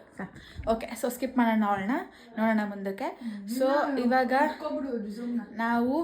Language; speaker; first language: Kannada; native; Kannada